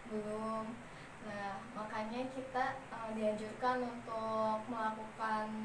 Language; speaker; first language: Indonesian; native; Indonesian